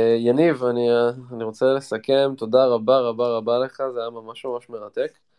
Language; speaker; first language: Hebrew; native; Hebrew